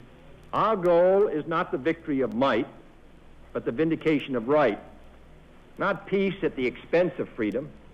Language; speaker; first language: English; native; English